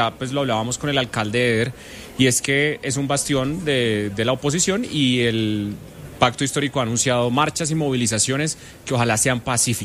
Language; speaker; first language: Spanish; native; Spanish